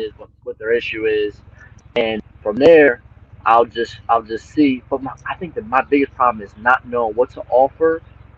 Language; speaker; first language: English; native; English